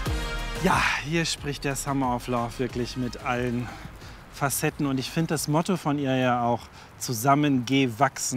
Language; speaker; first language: German; native; German